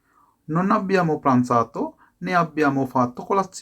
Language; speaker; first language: Italian; non-native, fluent; Sinhala